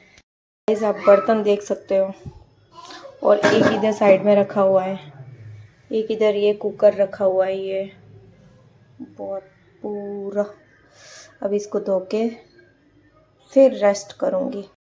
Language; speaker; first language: Hindi; native; Hindi